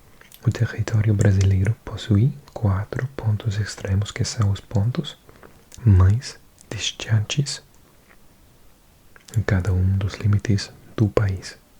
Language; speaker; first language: Portuguese; non-native, learner; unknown